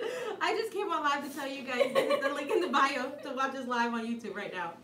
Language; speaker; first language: English; native; English